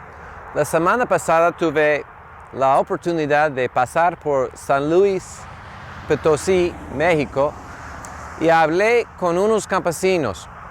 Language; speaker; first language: Spanish; non-native, learner; English